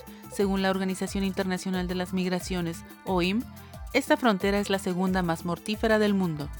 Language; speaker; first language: Spanish; native; Spanish